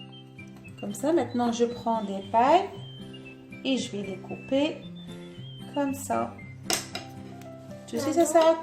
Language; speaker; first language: French; non-native, local second language; Arabic